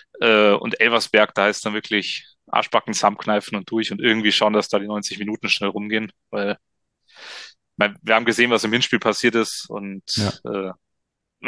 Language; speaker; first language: German; native; German